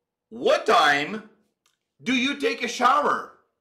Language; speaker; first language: English; non-native, fluent; Portuguese